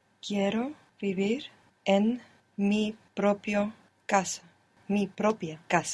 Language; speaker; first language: Spanish; non-native, learner; English